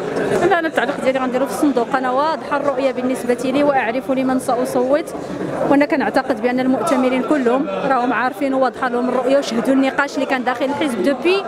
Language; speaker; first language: Arabic; native; Arabic